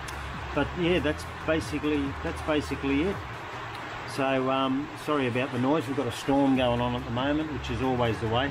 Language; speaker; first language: English; native; English